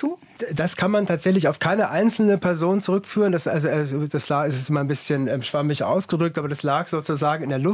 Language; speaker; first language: German; native; German